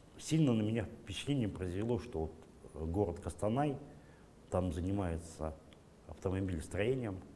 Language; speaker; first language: Russian; native; Russian